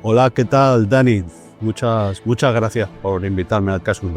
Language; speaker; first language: Spanish; native; Spanish